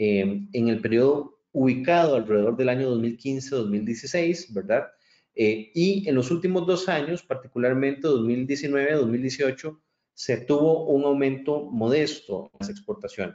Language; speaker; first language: Spanish; native; Spanish